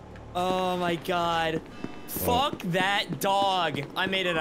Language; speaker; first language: English; native; English